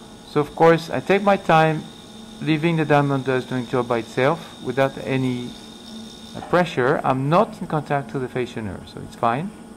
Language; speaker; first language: English; non-native, fluent; French